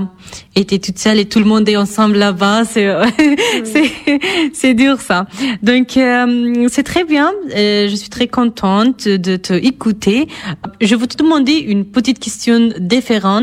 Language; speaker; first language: French; non-native, fluent; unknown